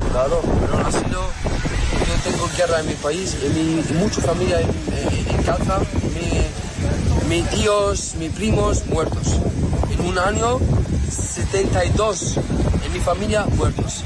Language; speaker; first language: Spanish; non-native, learner; Arabic